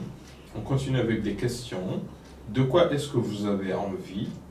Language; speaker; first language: French; non-native, fluent; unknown